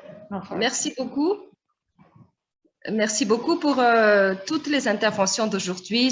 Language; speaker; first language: French; non-native, local second language; Malagasy